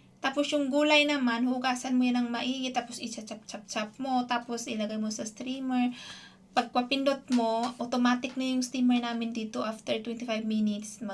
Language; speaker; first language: Filipino; non-native, local second language; Cebuano